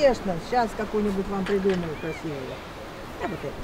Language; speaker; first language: Russian; native; Russian